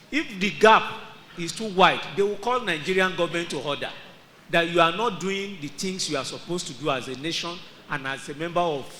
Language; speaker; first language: English; non-native, local second language; Yoruba